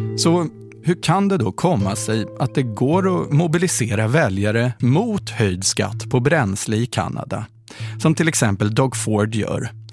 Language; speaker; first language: Swedish; native; Swedish